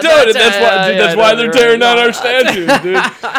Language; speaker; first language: English; native; English